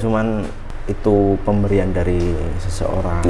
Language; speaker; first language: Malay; non-native, local second language; Javanese